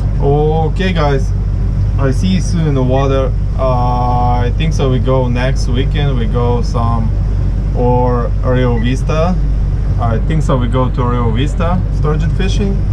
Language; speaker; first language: English; non-native, learner; Ukrainian